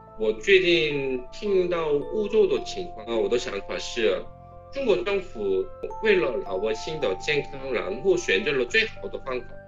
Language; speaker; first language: Chinese; non-native, fluent; Korean